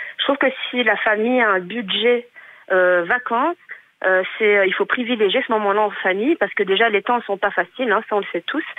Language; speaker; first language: French; native; French